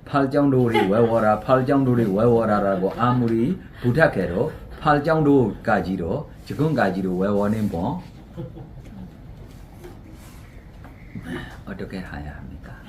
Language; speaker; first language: Korean; non-native, fluent; Burmese